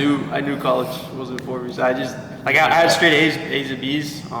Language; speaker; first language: English; native; English